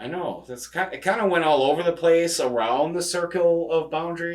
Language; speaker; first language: English; native; English